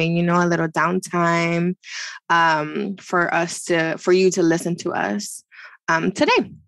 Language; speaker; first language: English; non-native, fluent; Spanish